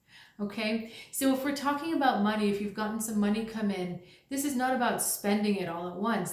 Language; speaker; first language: English; native; English